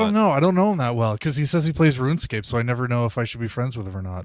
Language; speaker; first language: English; native; English